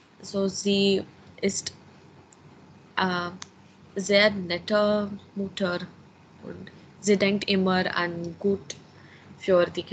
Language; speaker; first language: German; non-native, learner; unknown